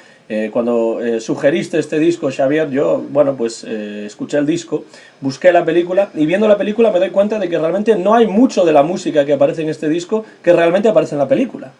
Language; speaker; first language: Spanish; native; Spanish